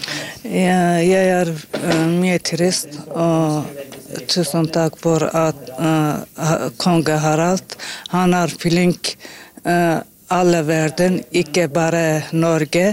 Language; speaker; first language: Norwegian; non-native, learner; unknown